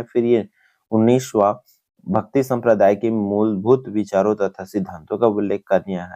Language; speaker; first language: Hindi; native; Hindi